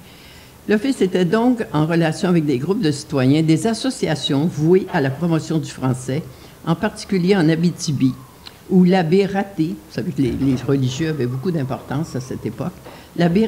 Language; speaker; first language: French; native; French